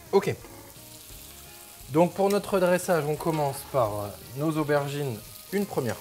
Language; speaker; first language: French; native; French